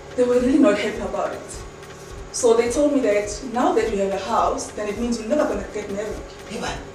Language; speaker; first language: English; non-native, local second language; Zulu